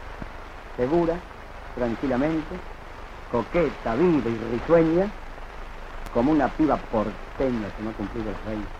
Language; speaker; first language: Spanish; native; Spanish